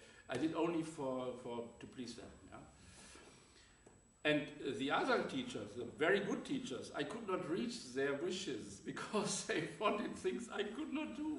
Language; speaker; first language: English; non-native, fluent; German